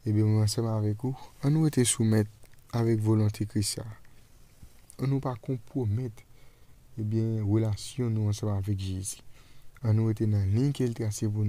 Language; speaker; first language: French; non-native, local second language; Haitian Creole